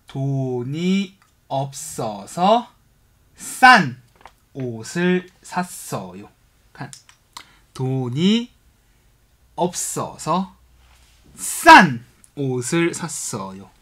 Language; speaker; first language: Korean; non-native, fluent; Chinese